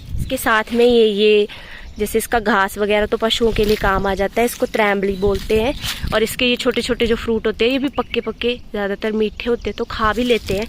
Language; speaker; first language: Hindi; native; Hindi